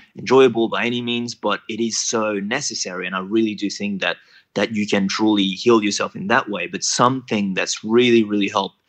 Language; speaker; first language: English; non-native, fluent; French